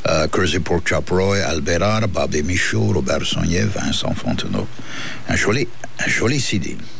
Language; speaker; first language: French; native; French